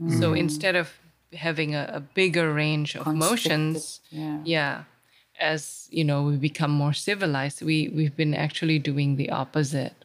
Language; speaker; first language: English; non-native, local second language; Malay